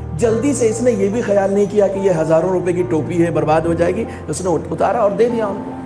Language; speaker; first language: Urdu; native; Urdu